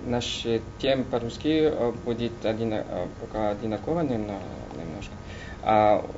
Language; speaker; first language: Russian; non-native, learner; French